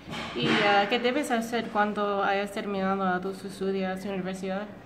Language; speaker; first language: Spanish; non-native, learner; English